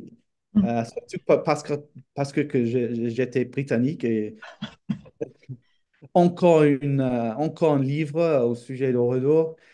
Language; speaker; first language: French; non-native, fluent; English